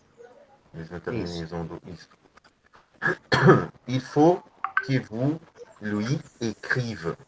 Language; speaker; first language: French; non-native, learner; Portuguese